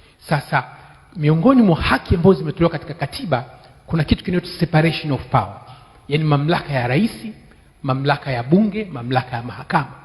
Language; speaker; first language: Swahili; native; Swahili